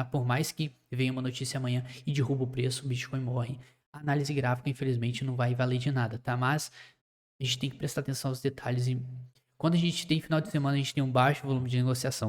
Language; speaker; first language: Portuguese; native; Portuguese